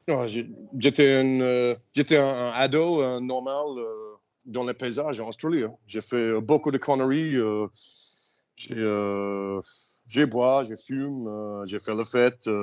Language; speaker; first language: French; non-native, learner; English